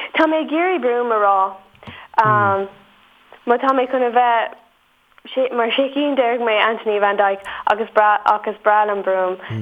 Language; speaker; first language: Irish; non-native, local second language; English